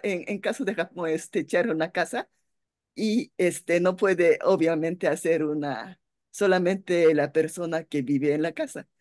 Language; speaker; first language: Spanish; non-native, fluent; Japanese